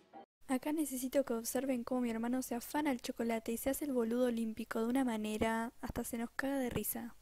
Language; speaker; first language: Spanish; native; Spanish